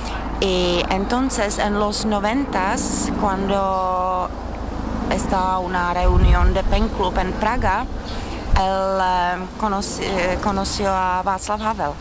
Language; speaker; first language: Spanish; non-native, fluent; Czech